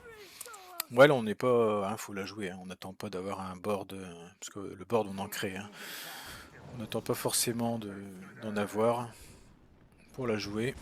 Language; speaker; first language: French; native; French